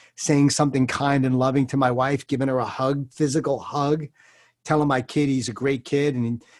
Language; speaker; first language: English; native; English